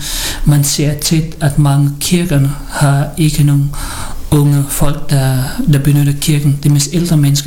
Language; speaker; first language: Danish; non-native, fluent; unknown